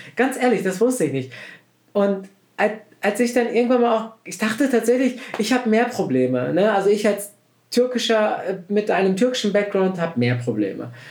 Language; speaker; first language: German; early bilingual, other home language; Turkish